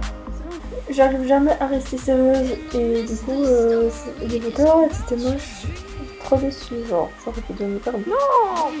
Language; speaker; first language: French; native; French